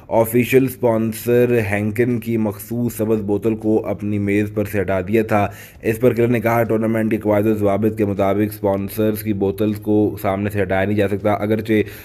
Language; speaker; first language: Urdu; native; Urdu